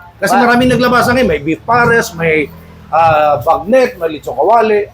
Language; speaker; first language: Filipino; native; Filipino